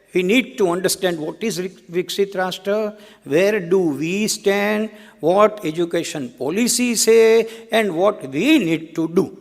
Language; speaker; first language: English; non-native, local second language; Gujarati